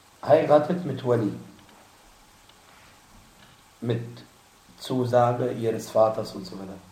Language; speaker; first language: German; non-native, fluent; Arabic